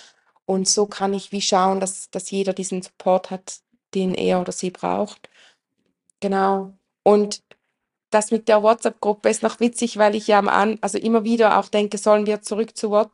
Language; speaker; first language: German; native; German